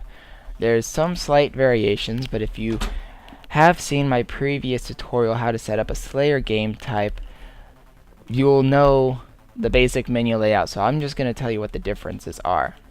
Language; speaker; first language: English; native; English